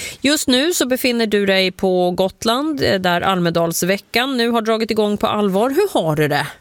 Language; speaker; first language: Swedish; native; Swedish